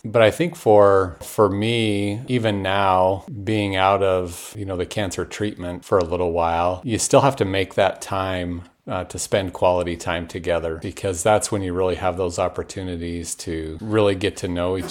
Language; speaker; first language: English; native; English